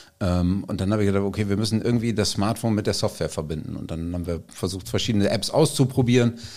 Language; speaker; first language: German; native; German